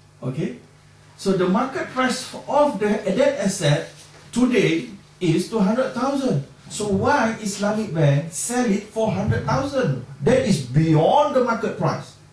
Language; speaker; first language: English; non-native, local second language; Malay